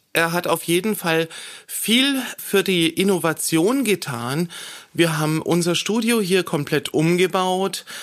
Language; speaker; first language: German; native; German